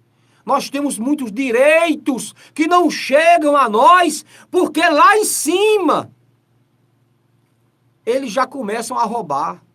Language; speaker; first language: Portuguese; native; Portuguese